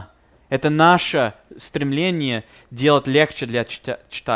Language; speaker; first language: Russian; non-native, fluent; English